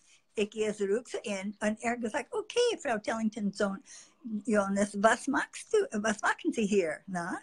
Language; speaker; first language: German; non-native, fluent; English